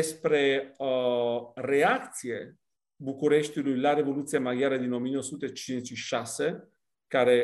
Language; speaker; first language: Romanian; non-native, fluent; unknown